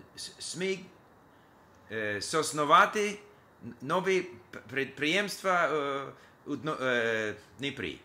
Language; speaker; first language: Ukrainian; non-native, learner; English